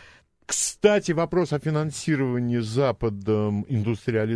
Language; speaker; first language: Russian; native; Russian